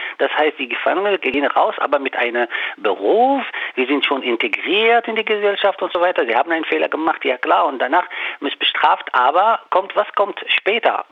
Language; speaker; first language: German; non-native, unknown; Arabic